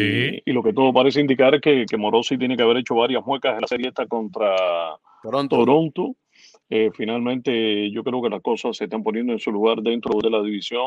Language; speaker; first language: Spanish; native; Spanish